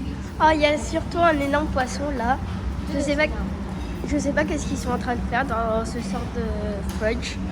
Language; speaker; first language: French; early bilingual, heritage; French